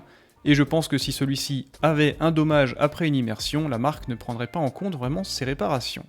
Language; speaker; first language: French; native; French